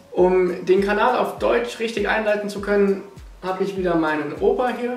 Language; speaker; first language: German; native; German